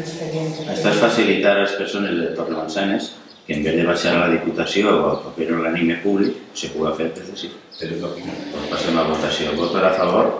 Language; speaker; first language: Spanish; non-native, local second language; Catalan